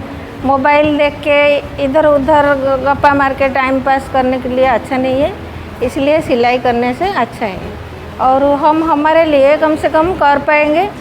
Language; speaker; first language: Hindi; non-native, local second language; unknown